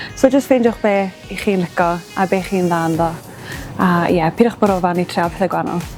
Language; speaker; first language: Welsh; native; Welsh